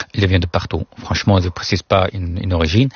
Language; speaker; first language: French; non-native, fluent; Arabic